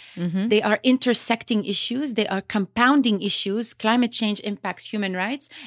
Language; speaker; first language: English; early bilingual, other home language; Arabic